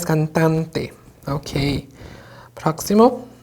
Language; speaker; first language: Spanish; non-native, fluent; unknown